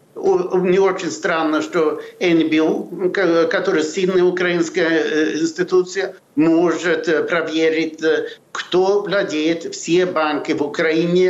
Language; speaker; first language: Russian; non-native, fluent; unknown